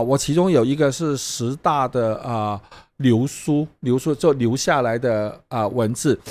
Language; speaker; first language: Chinese; non-native, local second language; Cantonese